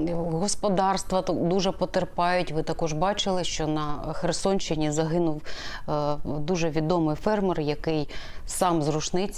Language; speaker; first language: Ukrainian; native; Ukrainian